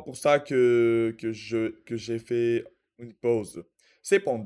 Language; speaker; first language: French; non-native, learner; Russian